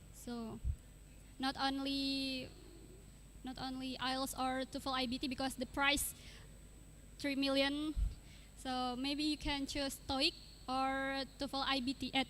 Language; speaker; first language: English; non-native, learner; Indonesian